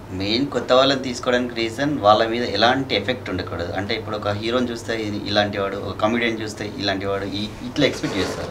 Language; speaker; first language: Telugu; native; Telugu